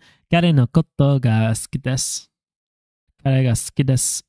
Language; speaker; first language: Japanese; non-native, learner; English